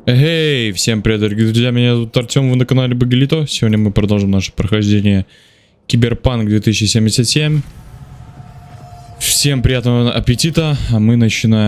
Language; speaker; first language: Russian; native; Russian